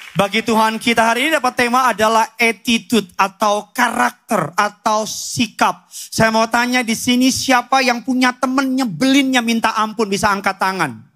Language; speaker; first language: Indonesian; native; Indonesian